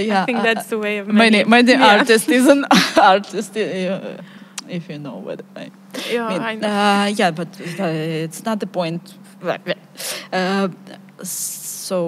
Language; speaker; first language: English; non-native, learner; Ukrainian